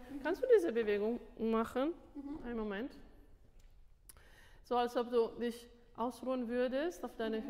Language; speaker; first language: German; non-native, fluent; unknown